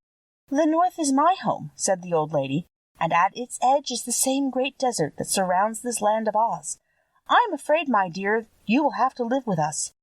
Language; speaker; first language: English; native; English